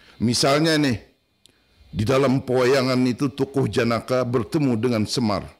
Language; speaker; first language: Indonesian; non-native, local second language; Banjar